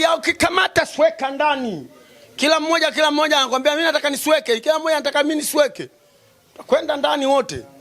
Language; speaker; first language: Swahili; native; Swahili